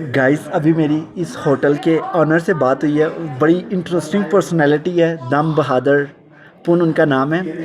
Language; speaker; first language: Urdu; non-native, local second language; Punjabi